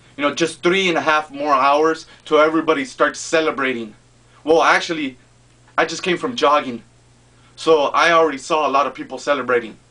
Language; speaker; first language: English; native; English